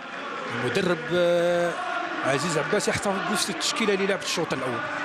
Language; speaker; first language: Arabic; native; Arabic